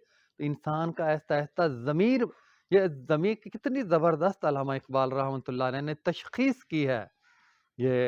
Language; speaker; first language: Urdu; non-native, local second language; Punjabi